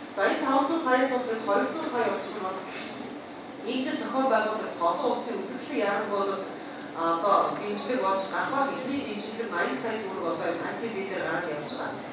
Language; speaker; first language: Mongolian; native; Mongolian